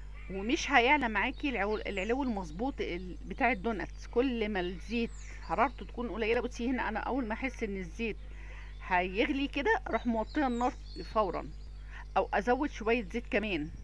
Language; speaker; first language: Arabic; native; Arabic